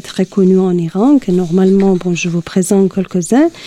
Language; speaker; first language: French; non-native, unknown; Persian